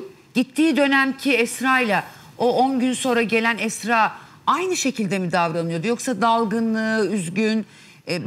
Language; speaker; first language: Turkish; native; Turkish